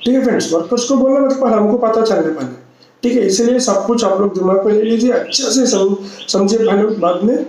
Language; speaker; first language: Hindi; non-native, local second language; Telugu